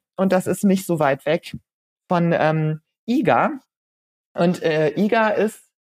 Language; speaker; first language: German; native; German